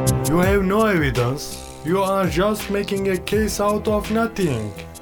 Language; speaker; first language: English; non-native, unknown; Turkish